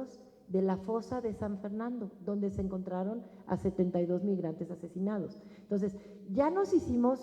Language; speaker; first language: Spanish; native; Spanish